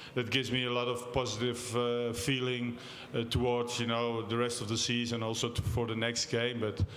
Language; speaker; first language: English; non-native, fluent; Dutch